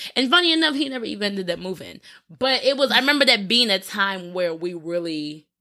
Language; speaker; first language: English; native; English